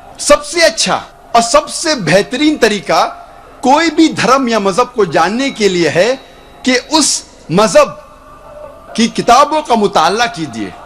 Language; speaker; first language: Urdu; non-native, local second language; Konkani